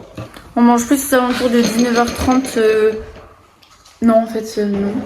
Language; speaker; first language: French; native; French